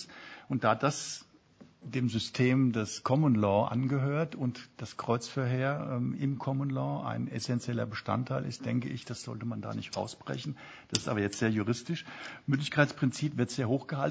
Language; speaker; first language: German; native; German